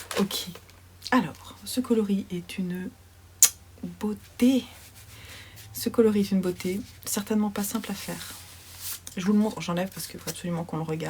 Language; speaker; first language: French; native; French